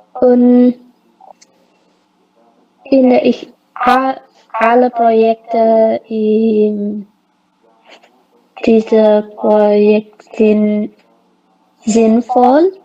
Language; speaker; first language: German; non-native, learner; Indonesian